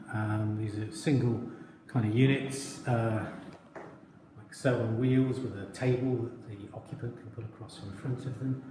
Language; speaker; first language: English; native; English